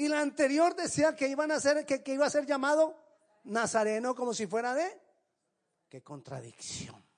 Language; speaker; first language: Spanish; native; Spanish